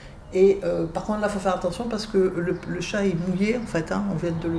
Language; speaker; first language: French; native; French